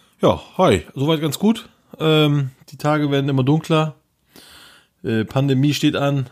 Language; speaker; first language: German; early bilingual, other home language; Turkish